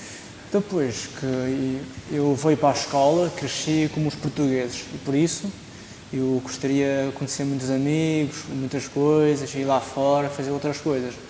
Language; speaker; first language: Portuguese; early bilingual, other home language; Chinese